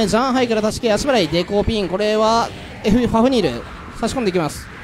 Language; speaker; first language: Japanese; native; Japanese